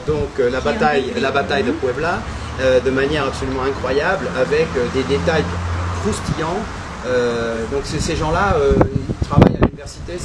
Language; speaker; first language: French; native; French